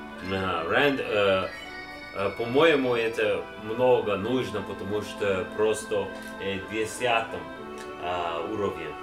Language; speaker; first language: Russian; non-native, learner; English